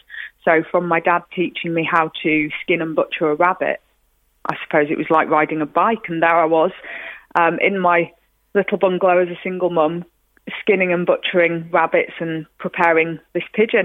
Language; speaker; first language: English; native; English